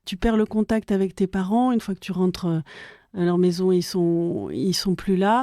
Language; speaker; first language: French; native; French